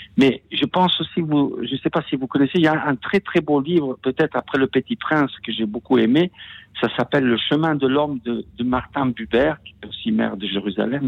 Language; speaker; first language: French; non-native, fluent; Italian